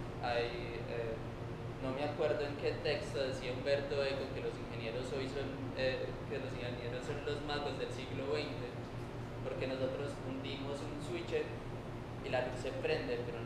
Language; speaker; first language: Spanish; native; Spanish